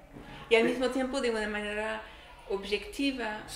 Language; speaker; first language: Spanish; non-native, learner; French